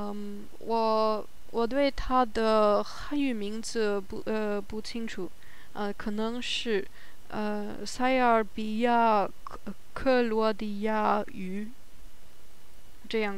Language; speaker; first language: Chinese; non-native, learner; German